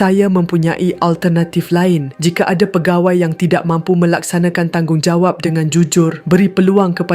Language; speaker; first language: Malay; native; Malay